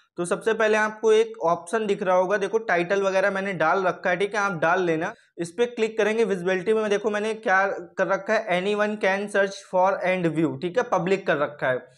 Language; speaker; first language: Hindi; native; Hindi